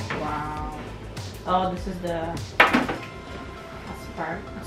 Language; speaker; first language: English; non-native, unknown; Portuguese